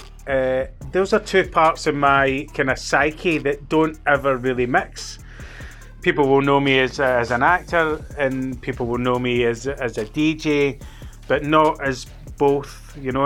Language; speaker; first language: English; native; English